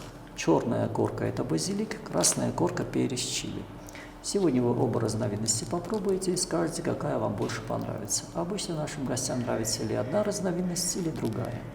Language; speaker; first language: Russian; native; Russian